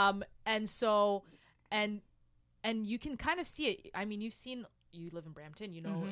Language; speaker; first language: English; non-native, fluent; Rundi